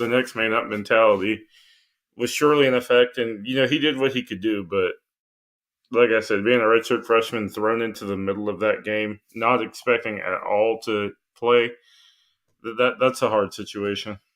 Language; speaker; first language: English; native; English